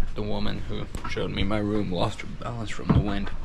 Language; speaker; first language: English; non-native, fluent; Finnish